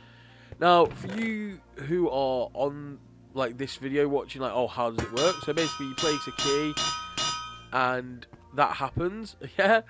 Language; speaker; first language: English; native; English